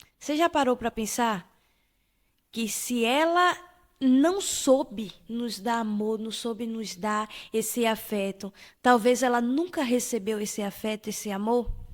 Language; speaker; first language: Portuguese; native; Portuguese